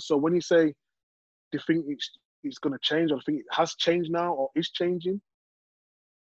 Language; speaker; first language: English; native; English